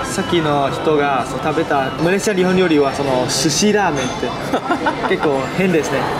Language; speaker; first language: Japanese; non-native, learner; Chinese